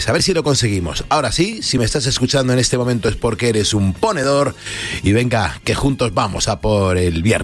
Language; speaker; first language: Spanish; native; Spanish